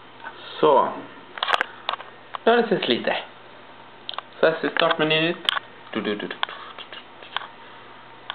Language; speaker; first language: Swedish; native; Swedish